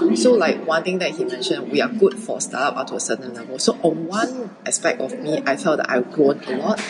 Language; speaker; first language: English; early bilingual, other home language; Chinese